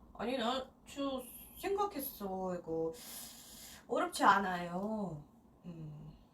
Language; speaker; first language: Korean; non-native, learner; Russian